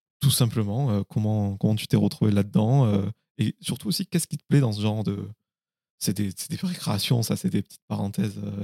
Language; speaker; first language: French; native; French